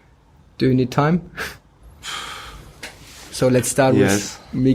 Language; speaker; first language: English; non-native, fluent; German